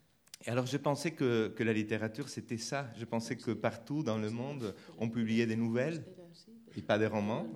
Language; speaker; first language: French; non-native, fluent; Spanish